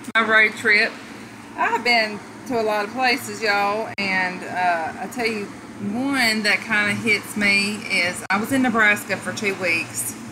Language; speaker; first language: English; native; English